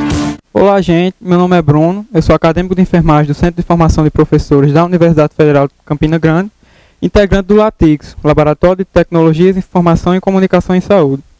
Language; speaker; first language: Portuguese; native; Portuguese